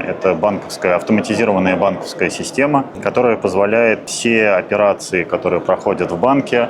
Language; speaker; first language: Russian; native; Russian